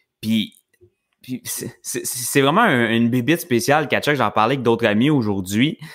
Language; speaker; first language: French; native; French